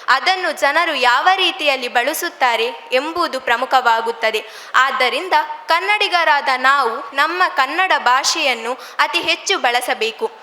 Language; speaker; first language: Kannada; native; Kannada